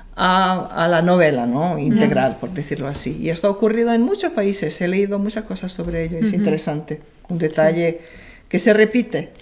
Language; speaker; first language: Spanish; non-native, fluent; Serbian